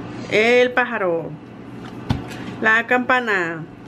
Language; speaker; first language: Spanish; early bilingual, heritage; Spanish